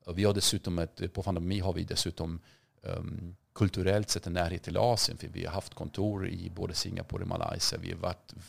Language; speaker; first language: Swedish; early bilingual, other home language; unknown